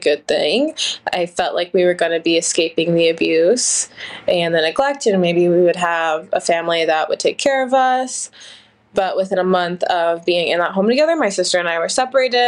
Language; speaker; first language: English; native; English